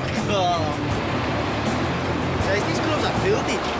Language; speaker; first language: English; native; English